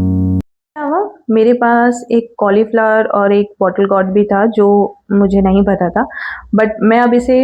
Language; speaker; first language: Hindi; native; Hindi